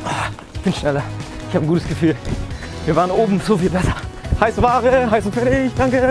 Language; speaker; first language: German; native; German